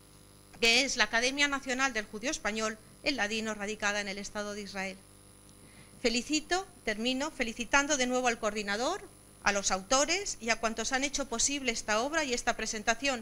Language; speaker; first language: Spanish; native; Spanish